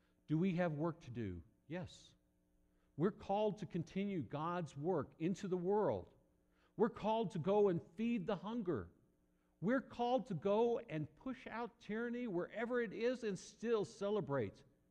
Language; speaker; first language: English; native; English